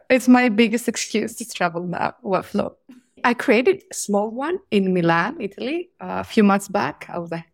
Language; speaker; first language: English; non-native, fluent; Greek